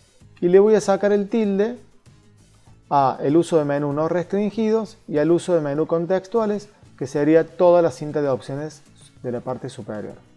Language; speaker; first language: Spanish; native; Spanish